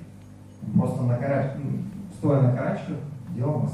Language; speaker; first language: Russian; native; Russian